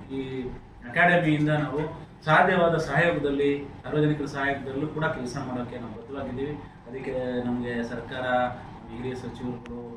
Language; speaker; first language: Kannada; non-native, local second language; Lambadi